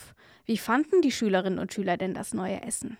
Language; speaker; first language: German; native; German